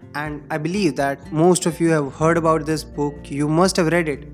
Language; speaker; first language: English; non-native, local second language; Hindi